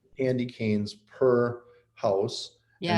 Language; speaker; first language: English; native; English